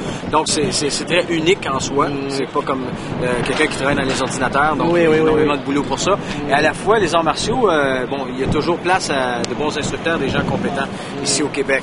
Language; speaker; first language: French; native; French